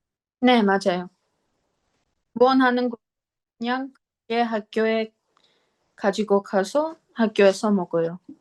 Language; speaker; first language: Korean; non-native, learner; Armenian